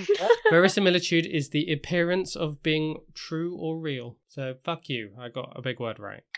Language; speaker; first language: English; native; English